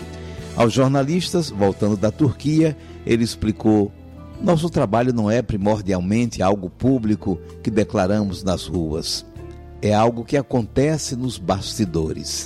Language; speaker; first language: Portuguese; native; Portuguese